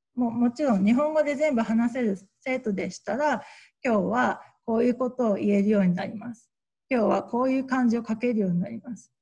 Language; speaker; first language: Japanese; native; Japanese